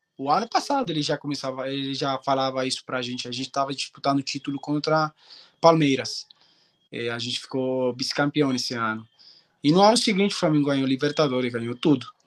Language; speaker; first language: Portuguese; non-native, fluent; Spanish